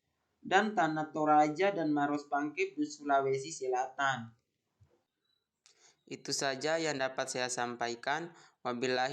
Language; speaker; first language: Indonesian; native; Indonesian